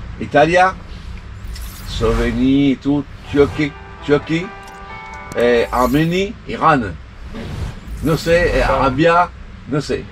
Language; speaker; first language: Spanish; non-native, learner; French